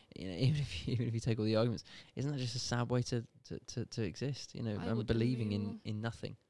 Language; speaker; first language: English; native; English